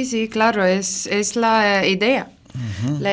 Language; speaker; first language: Spanish; non-native, learner; Arabic